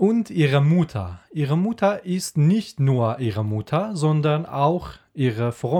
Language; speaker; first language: German; non-native, learner; Persian